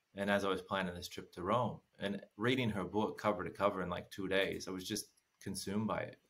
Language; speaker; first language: English; native; English